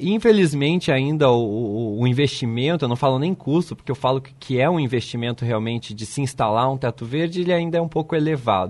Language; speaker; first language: Portuguese; native; Portuguese